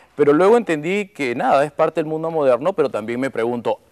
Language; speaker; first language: Spanish; native; Spanish